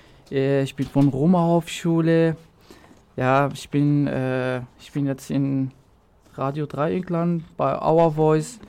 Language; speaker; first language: German; non-native, local second language; Arabic